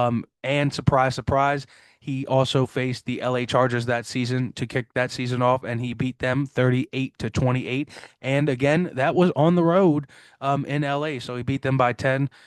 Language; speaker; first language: English; native; English